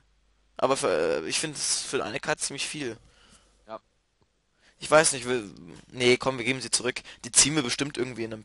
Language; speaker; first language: German; native; German